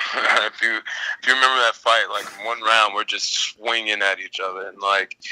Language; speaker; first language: English; native; English